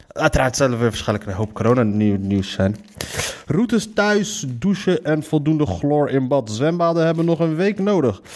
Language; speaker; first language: Dutch; early bilingual, other home language; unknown